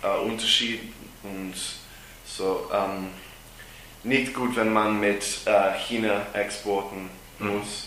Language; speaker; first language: German; non-native, learner; English